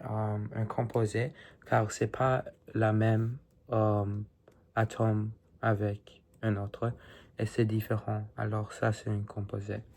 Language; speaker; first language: French; non-native, learner; English